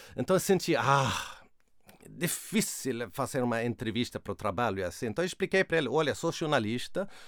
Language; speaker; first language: Portuguese; non-native, fluent; Swedish